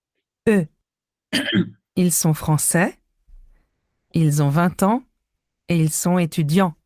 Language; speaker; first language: French; non-native, learner; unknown